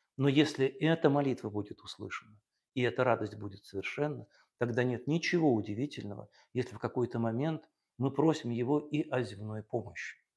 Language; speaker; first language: Russian; native; Russian